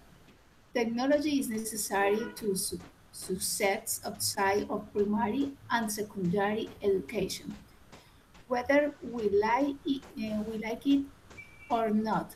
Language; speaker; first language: English; non-native, learner; Spanish